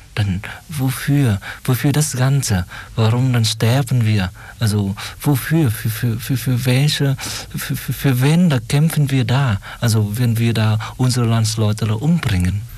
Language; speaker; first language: German; non-native, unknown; Vietnamese